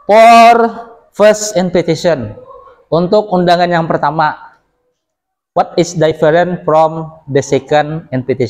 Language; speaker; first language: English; non-native, local second language; Indonesian